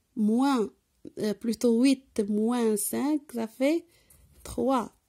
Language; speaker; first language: French; non-native, local second language; Arabic